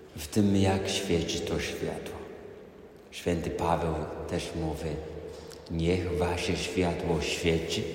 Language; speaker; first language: Polish; non-native, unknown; Amharic